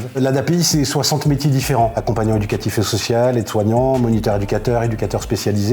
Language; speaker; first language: French; native; French